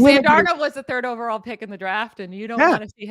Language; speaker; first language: English; native; English